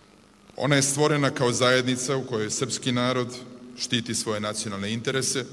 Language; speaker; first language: Serbian; native; Serbian